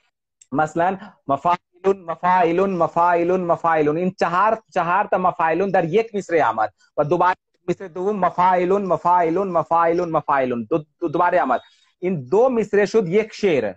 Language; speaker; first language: Persian; non-native, fluent; Hindi